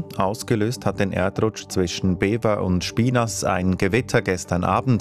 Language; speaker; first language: German; native; German